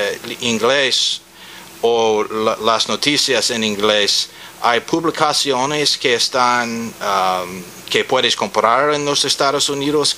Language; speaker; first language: Spanish; non-native, learner; English